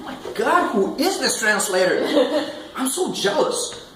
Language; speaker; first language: English; non-native, fluent; Albanian